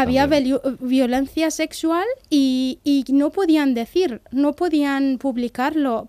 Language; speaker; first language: Spanish; non-native, fluent; Persian